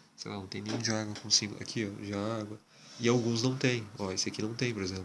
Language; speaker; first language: Portuguese; native; Portuguese